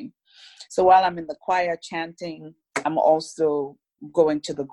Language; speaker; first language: English; non-native, local second language; Yoruba